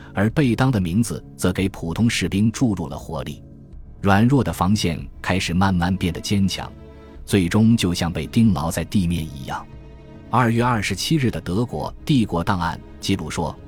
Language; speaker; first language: Chinese; native; Chinese